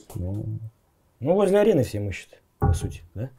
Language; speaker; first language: Russian; native; Russian